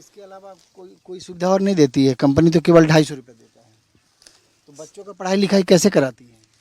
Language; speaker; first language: Hindi; native; Hindi